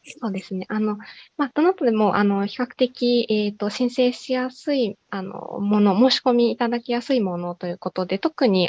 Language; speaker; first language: Japanese; native; Japanese